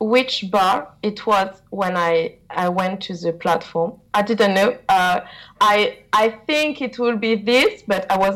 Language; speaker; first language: English; non-native, learner; French